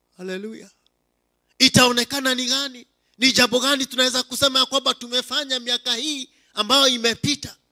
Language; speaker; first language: Swahili; non-native, local second language; Kikuyu